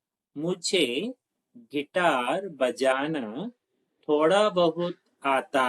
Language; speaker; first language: Hindi; non-native, local second language; Telugu